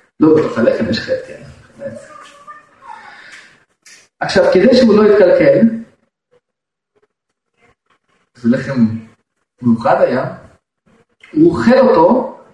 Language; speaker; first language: Hebrew; non-native, fluent; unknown